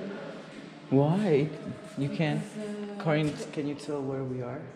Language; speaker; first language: English; non-native, fluent; Slovak